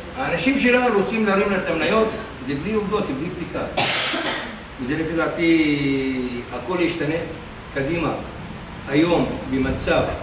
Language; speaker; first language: Hebrew; non-native, local second language; Arabic